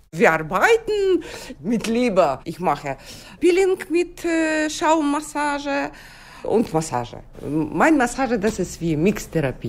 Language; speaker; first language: German; non-native, learner; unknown